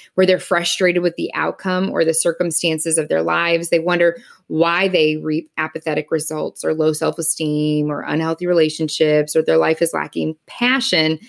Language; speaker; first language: English; native; English